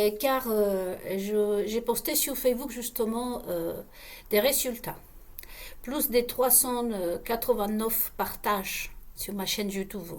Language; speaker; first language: French; non-native, fluent; Spanish